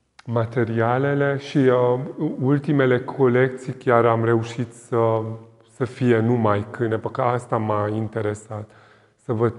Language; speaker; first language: Romanian; non-native, local second language; Hungarian